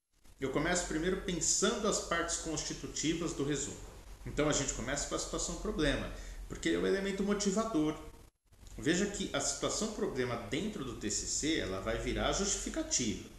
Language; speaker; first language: Portuguese; native; Portuguese